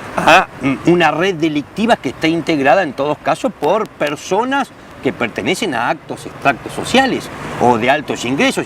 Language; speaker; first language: Spanish; native; Spanish